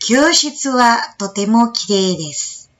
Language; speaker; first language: Japanese; non-native, fluent; Indonesian